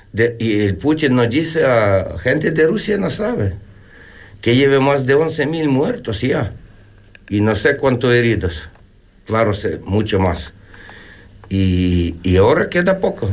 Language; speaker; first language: Spanish; non-native, learner; Ukrainian